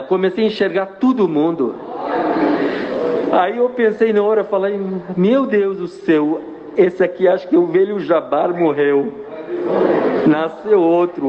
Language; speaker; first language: Portuguese; non-native, fluent; Arabic